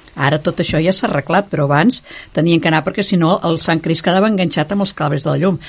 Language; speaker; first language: Catalan; non-native, local second language; Spanish